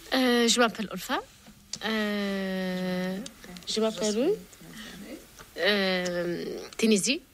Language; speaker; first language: French; non-native, learner; Arabic